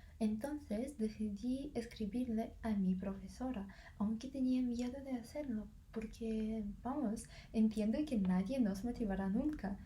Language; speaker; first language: Spanish; non-native, fluent; Russian